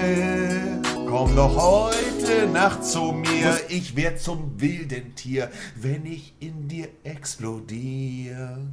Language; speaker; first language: German; native; German